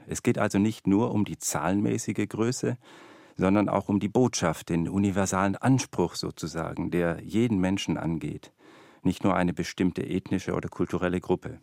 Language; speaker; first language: German; native; German